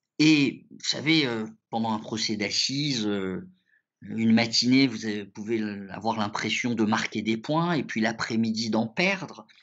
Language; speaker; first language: French; early bilingual, other home language; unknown